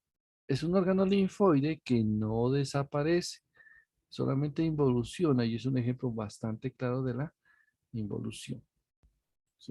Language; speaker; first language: Spanish; native; Spanish